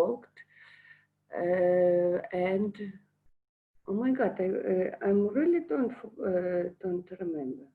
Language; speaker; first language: English; non-native, learner; Russian